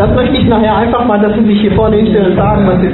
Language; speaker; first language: German; native; German